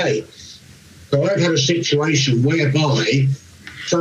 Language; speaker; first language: English; native; English